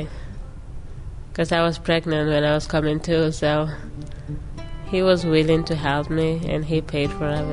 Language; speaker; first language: English; non-native, local second language; Mandingo